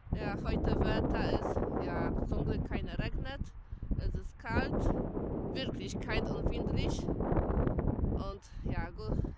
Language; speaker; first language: German; non-native, learner; Polish